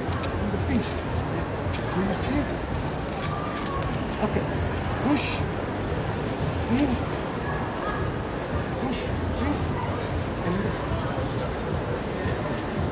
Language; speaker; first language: English; non-native, learner; Italian